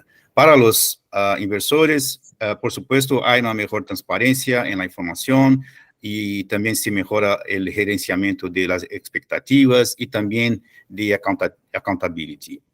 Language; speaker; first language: Spanish; non-native, fluent; Portuguese